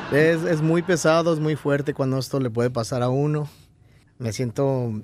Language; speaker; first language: Spanish; native; Spanish